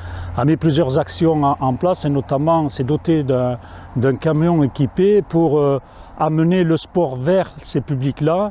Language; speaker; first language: French; native; French